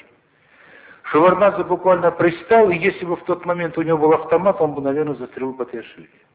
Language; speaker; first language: Russian; non-native, local second language; Ossetic